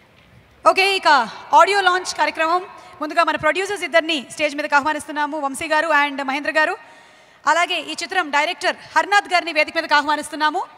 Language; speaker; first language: Telugu; native; Telugu